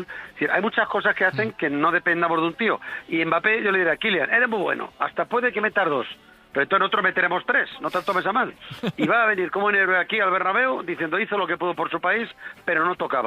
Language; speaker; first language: Spanish; native; Spanish